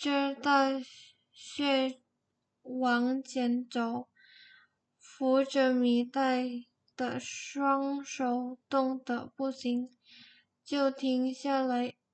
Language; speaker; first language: Chinese; non-native, learner; Indonesian